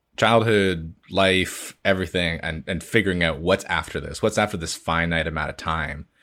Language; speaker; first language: English; native; English